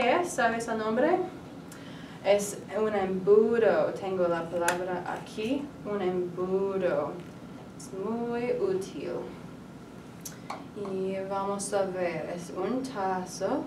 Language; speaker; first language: Spanish; non-native, learner; English